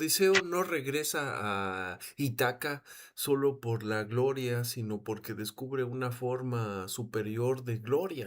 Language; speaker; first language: Spanish; native; Spanish